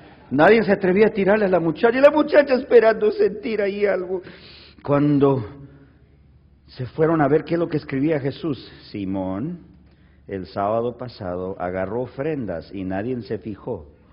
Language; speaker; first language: Spanish; early bilingual, heritage; Spanish